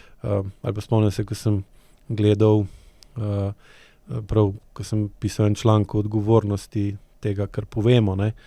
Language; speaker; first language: Slovenian; native; Slovenian